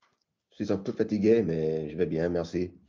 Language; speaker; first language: French; non-native, learner; English